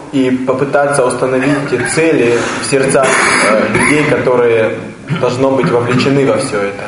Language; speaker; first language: Russian; native; Russian